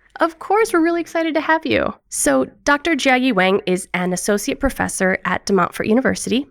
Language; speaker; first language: English; native; English